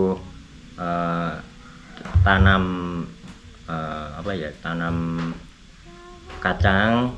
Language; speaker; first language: Indonesian; non-native, local second language; Javanese